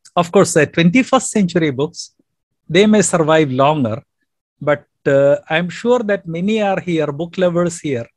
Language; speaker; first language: English; non-native, local second language; Malayalam